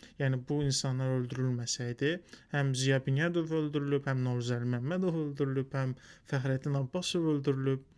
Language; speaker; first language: Azerbaijani; non-native, local second language; Talysh